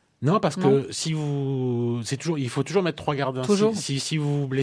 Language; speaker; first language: French; native; French